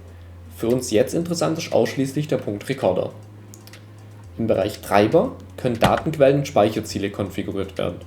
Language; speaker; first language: German; native; German